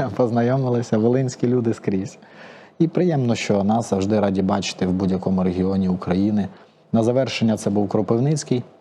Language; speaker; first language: Ukrainian; native; Ukrainian